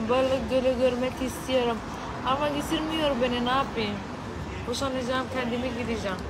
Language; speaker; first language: Turkish; non-native, learner; Arabic